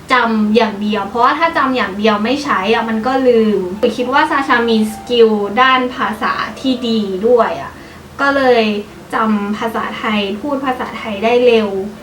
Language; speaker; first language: Thai; native; Thai